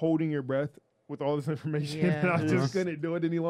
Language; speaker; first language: English; native; English